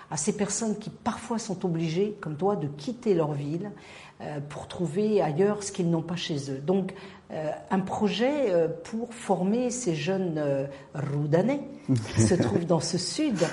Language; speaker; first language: French; non-native, local second language; Arabic